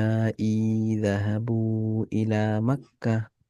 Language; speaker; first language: Arabic; non-native, fluent; Bangla